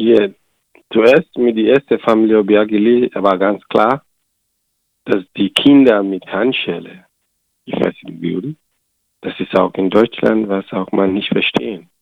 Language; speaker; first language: German; non-native, learner; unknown